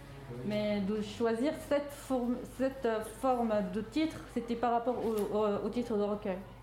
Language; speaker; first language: French; non-native, fluent; Arabic